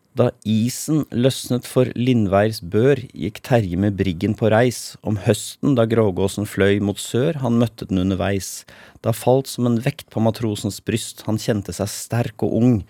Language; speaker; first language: Norwegian; native; Norwegian